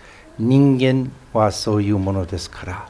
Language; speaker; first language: Japanese; non-native, fluent; English